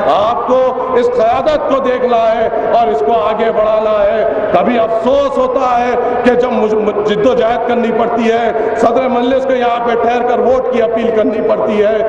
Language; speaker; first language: Urdu; native; Urdu